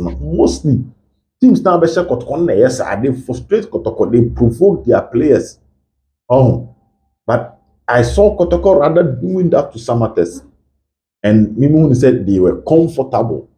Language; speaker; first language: English; non-native, local second language; Akan